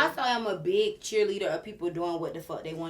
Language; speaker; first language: English; native; English